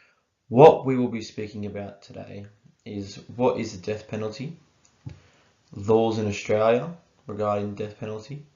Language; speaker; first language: English; native; English